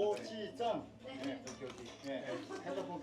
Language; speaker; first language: Korean; native; Korean